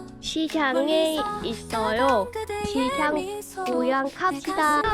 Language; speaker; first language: Korean; non-native, learner; Vietnamese